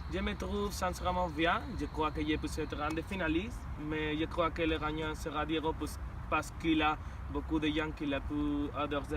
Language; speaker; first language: French; non-native, learner; Spanish